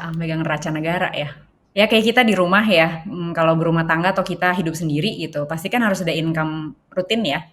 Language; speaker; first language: Indonesian; early bilingual, other home language; English